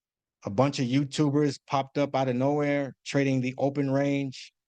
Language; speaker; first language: English; native; English